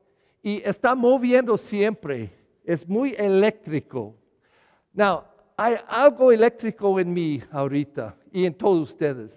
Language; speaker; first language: Spanish; non-native, learner; English